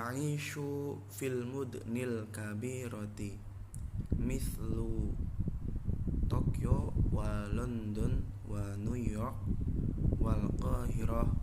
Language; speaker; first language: Arabic; non-native, learner; Indonesian